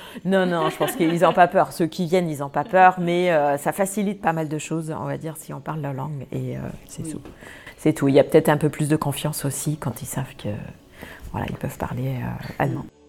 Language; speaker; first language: French; non-native, fluent; German